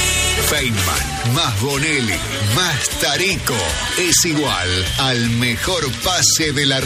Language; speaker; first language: Spanish; native; Spanish